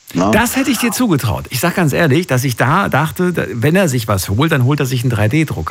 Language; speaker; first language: German; native; German